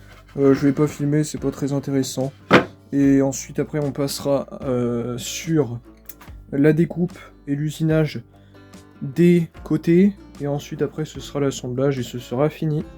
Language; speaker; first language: French; native; French